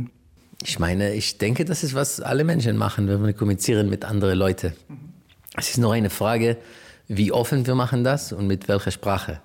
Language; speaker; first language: German; non-native, fluent; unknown